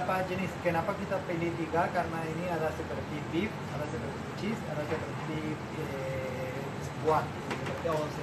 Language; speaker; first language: Indonesian; non-native, learner; Spanish